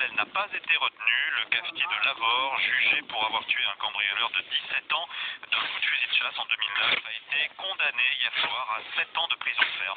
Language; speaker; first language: French; native; French